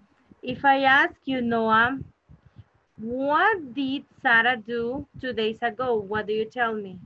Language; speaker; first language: English; non-native, fluent; Spanish